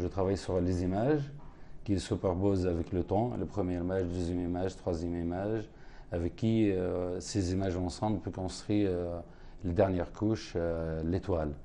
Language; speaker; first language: French; non-native, fluent; Arabic